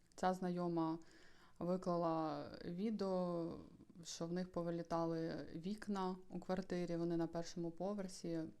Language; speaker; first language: Ukrainian; native; Ukrainian